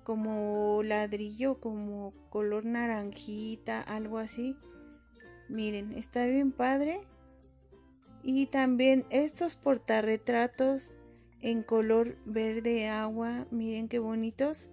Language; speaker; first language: Spanish; native; Spanish